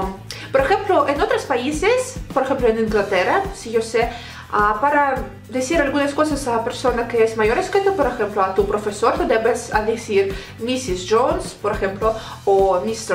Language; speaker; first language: Spanish; non-native, learner; Russian